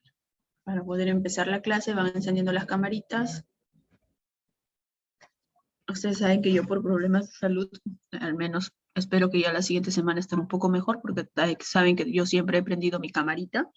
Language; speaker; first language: Spanish; native; Spanish